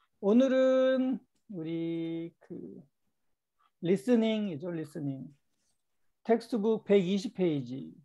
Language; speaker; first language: Korean; native; Korean